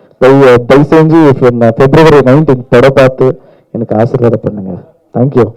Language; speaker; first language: Tamil; non-native, learner; Kannada